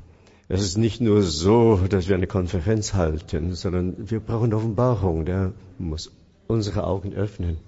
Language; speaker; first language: German; non-native, fluent; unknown